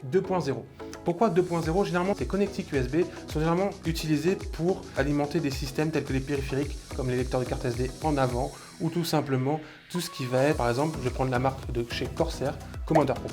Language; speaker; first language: French; native; French